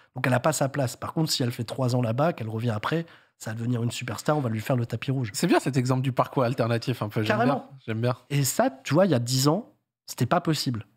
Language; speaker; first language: French; native; French